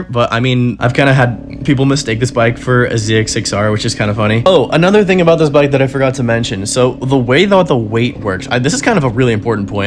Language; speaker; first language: English; native; English